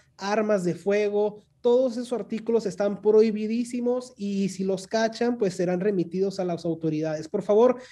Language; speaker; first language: Spanish; native; Spanish